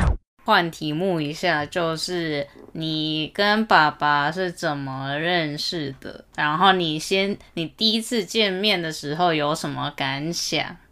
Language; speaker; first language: Chinese; early bilingual, heritage; Chinese